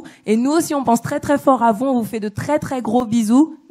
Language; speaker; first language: French; native; French